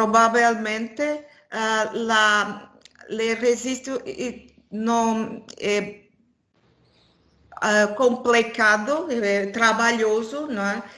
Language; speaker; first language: Spanish; non-native, learner; Portuguese